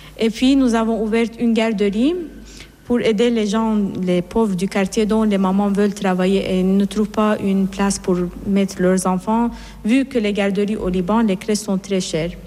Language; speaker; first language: French; non-native, fluent; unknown